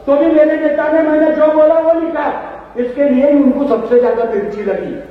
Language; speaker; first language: Hindi; non-native, local second language; Marathi